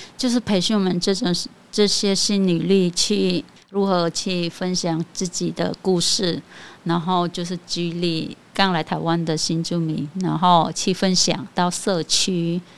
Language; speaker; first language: Chinese; non-native, fluent; Khmer